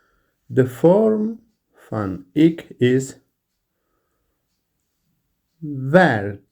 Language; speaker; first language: Dutch; non-native, learner; Turkish